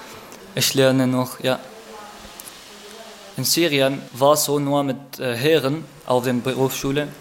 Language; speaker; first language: German; non-native, learner; Arabic